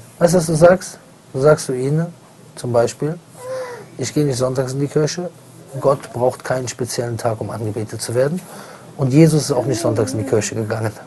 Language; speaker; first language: German; native; German